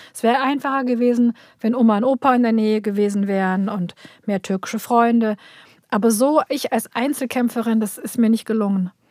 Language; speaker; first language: German; early bilingual, other home language; Turkish